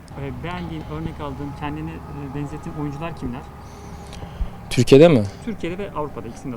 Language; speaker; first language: Turkish; native; Turkish